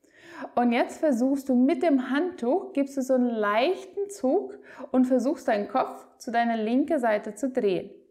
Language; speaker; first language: German; native; German